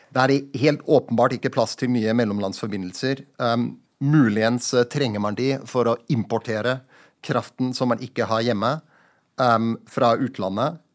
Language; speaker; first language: Norwegian; native; Norwegian